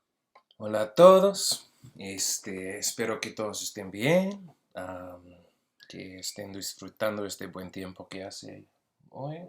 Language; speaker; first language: Spanish; early bilingual, heritage; Spanish